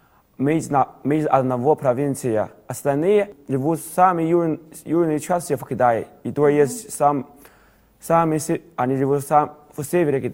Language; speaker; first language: Russian; non-native, learner; Chinese